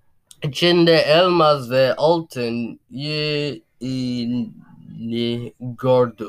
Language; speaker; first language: Turkish; non-native, learner; English